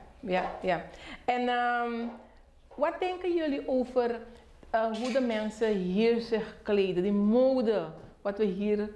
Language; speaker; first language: Dutch; non-native, local second language; Papiamento